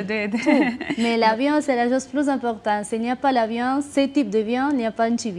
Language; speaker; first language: French; non-native, fluent; Spanish